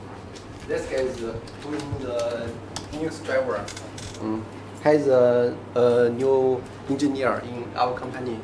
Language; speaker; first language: English; non-native, learner; Chinese